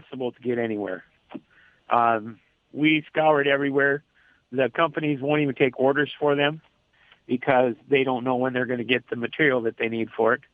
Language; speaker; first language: English; native; English